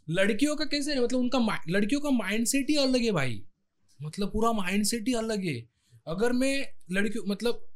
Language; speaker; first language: Hindi; non-native, local second language; Marathi